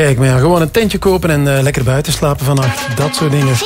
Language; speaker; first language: Dutch; native; Dutch